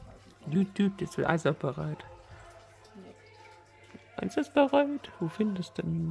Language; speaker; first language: German; native; German